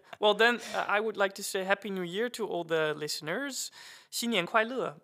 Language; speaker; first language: English; non-native, fluent; Dutch